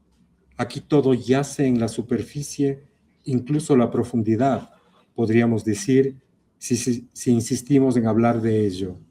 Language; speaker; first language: Spanish; native; Spanish